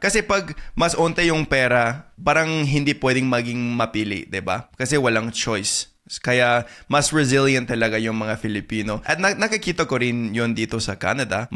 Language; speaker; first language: Filipino; non-native, fluent; English